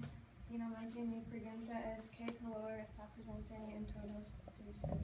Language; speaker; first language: Spanish; non-native, learner; English